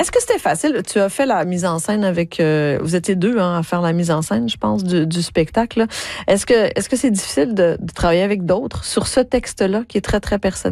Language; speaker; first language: French; native; French